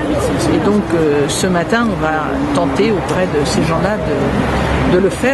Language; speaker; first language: French; native; French